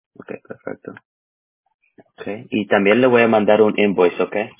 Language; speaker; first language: Spanish; early bilingual, heritage; Spanish